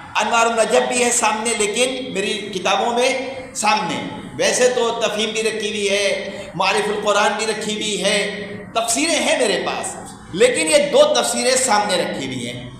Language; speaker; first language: Urdu; native; Urdu